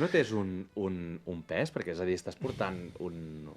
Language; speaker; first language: Catalan; native; Catalan